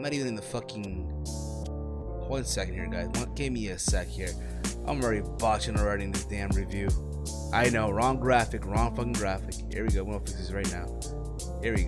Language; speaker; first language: English; native; English